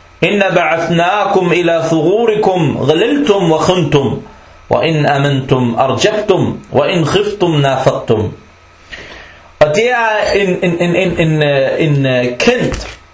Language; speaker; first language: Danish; early bilingual, other home language; Arabic